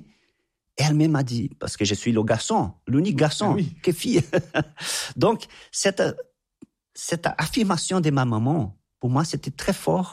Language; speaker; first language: French; non-native, fluent; Portuguese